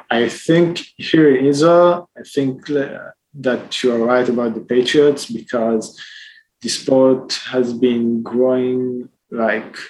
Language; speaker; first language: English; non-native, fluent; Hebrew